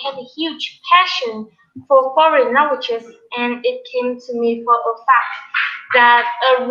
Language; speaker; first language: English; non-native, learner; Vietnamese